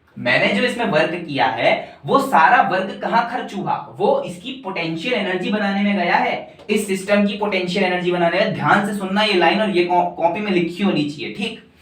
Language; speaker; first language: Hindi; native; Hindi